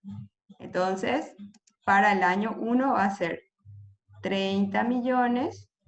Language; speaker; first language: Spanish; native; Spanish